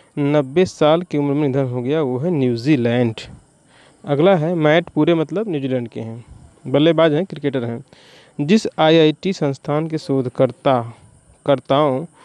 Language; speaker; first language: Hindi; native; Hindi